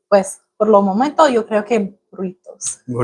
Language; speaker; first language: Spanish; non-native, learner; English